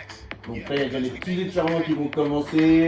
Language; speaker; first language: French; native; French